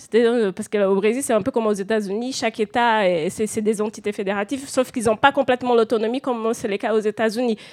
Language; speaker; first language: French; non-native, fluent; Portuguese